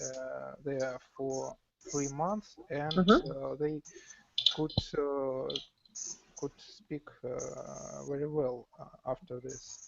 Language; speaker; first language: English; non-native, learner; Russian